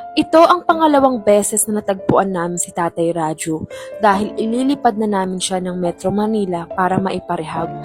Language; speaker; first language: Filipino; native; Filipino